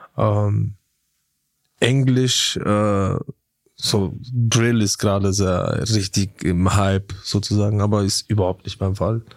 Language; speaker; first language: German; early bilingual, other home language; Turkish